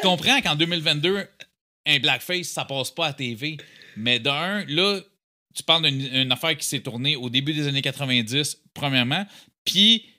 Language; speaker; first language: French; native; French